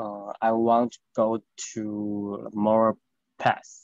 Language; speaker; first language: English; non-native, learner; Chinese